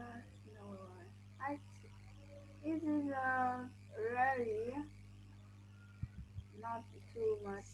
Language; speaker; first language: English; non-native, learner; Vietnamese